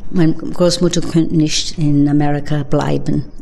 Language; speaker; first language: German; early bilingual, heritage; English